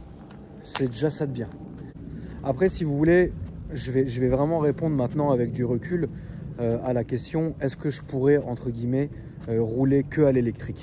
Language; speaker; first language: French; native; French